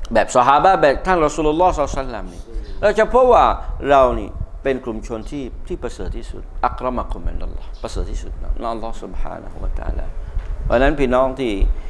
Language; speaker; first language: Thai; non-native, local second language; Malay